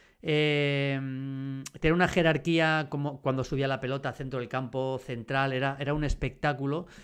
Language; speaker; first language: Spanish; native; Spanish